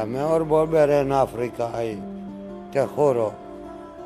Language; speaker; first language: Spanish; non-native, learner; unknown